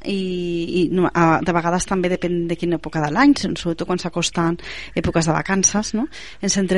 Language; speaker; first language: Catalan; native; Catalan